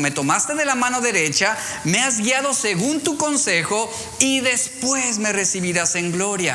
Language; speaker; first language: Spanish; native; Spanish